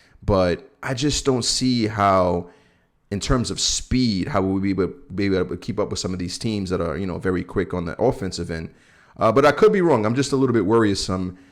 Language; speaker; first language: English; native; English